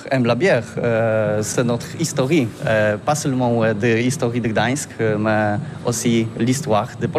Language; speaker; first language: French; non-native, learner; Polish